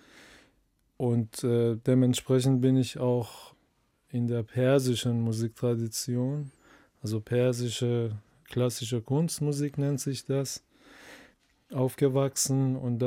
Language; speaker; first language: German; non-native, fluent; Persian